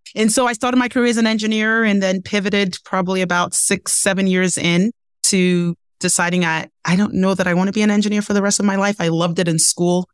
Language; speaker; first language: English; non-native, local second language; Ibibio